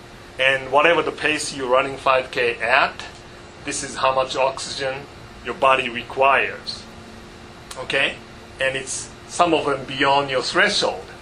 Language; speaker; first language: English; non-native, fluent; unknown